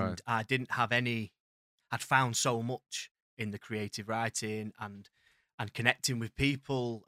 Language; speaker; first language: English; native; English